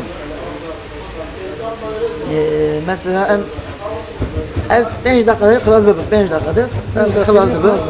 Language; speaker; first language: Turkish; non-native, local second language; Kurdish